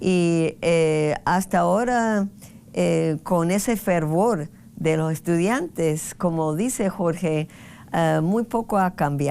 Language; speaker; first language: Spanish; non-native, fluent; English